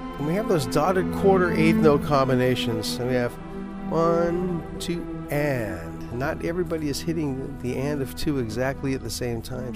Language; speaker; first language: English; native; English